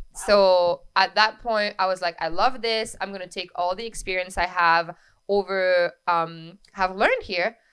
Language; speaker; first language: English; non-native, fluent; French